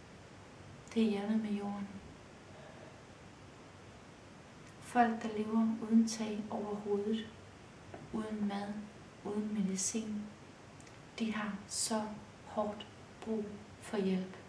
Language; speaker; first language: Danish; early bilingual, other home language; Kurdish